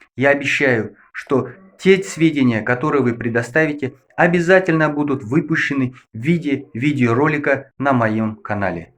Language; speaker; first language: Russian; non-native, local second language; Kazakh